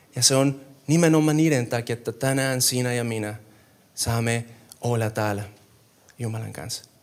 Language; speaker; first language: Finnish; non-native, fluent; Spanish